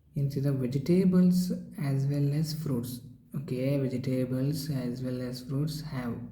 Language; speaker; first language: English; non-native, local second language; Kannada